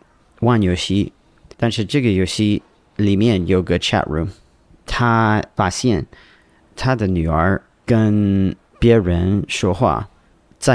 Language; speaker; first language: Chinese; non-native, learner; English